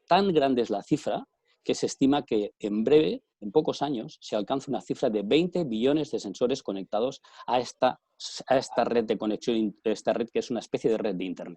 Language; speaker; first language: Spanish; native; Spanish